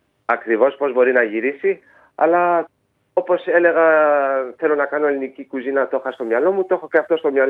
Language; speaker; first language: Greek; early bilingual, heritage; Greek